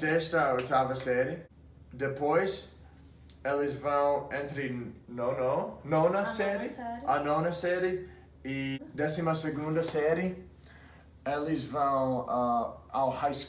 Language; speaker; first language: Portuguese; non-native, fluent; English